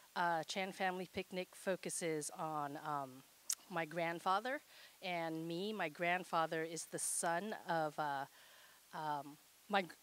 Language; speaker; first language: English; native; English